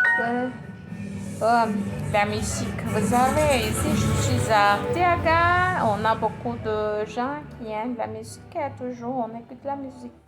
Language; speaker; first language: French; non-native, learner; Spanish